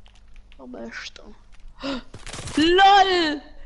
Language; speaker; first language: German; non-native, local second language; Luxembourgish